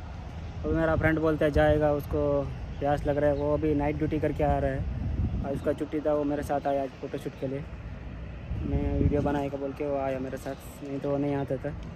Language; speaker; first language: Hindi; non-native, local second language; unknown